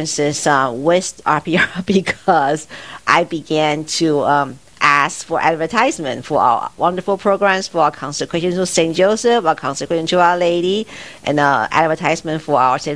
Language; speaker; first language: English; non-native, fluent; Chinese